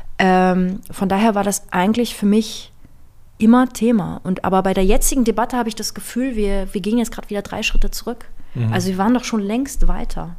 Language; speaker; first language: German; early bilingual, other home language; Persian